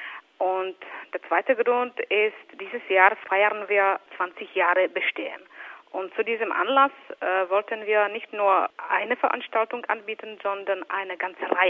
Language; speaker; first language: German; non-native, fluent; Czech